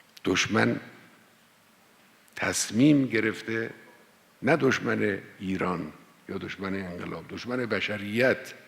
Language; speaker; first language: Persian; native; Persian